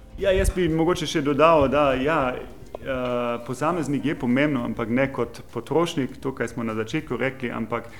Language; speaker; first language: Slovenian; non-native, fluent; German